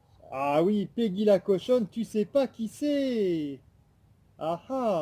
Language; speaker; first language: French; native; French